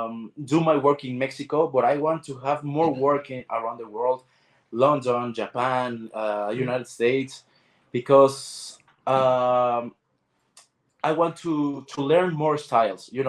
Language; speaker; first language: English; non-native, learner; Spanish